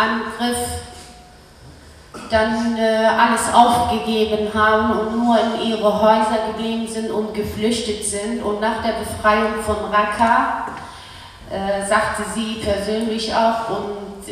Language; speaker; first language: German; early bilingual, other home language; Kurdish